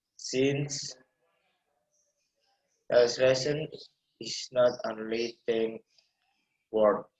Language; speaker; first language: English; non-native, learner; Indonesian